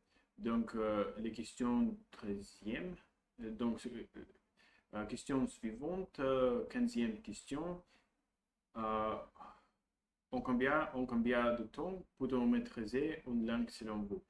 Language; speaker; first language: French; non-native, learner; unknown